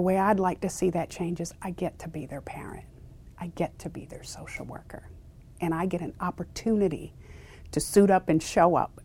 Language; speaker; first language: English; native; English